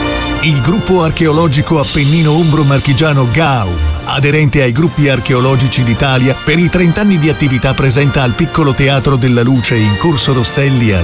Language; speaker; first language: Italian; native; Italian